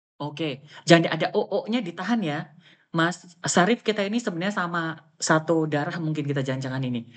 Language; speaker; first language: Indonesian; native; Indonesian